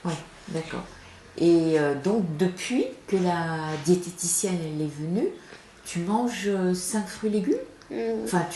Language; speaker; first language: French; native; French